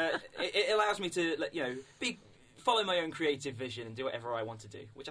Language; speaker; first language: English; native; English